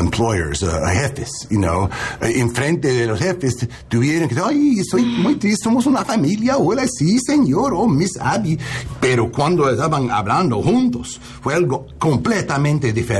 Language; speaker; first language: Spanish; non-native, learner; English